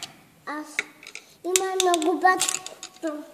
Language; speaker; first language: Bulgarian; early bilingual, heritage; Bulgarian